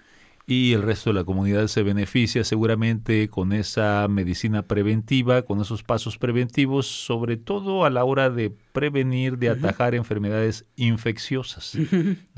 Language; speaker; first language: Spanish; native; Spanish